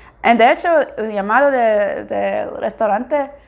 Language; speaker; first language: Spanish; non-native, fluent; English